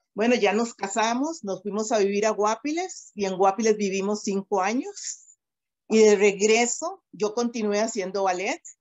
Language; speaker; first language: Spanish; native; Spanish